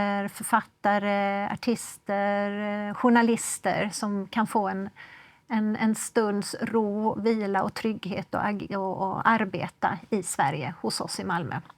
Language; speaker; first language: Swedish; native; Swedish